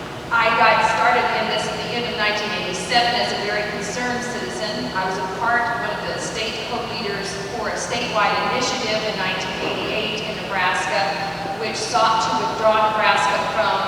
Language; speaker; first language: English; native; English